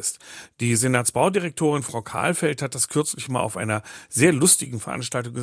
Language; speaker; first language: German; native; German